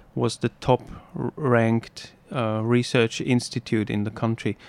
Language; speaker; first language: English; non-native, fluent; German